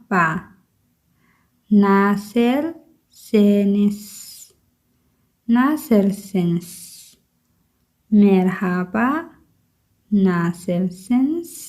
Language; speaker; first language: Turkish; non-native, learner; Somali